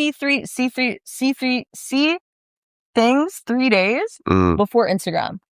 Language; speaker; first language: English; native; English